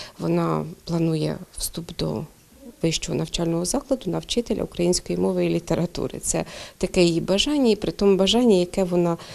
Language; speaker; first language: Ukrainian; native; Ukrainian